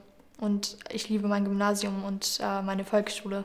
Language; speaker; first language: German; early bilingual, other home language; Georgian